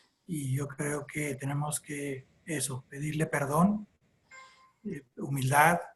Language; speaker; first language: Spanish; native; Spanish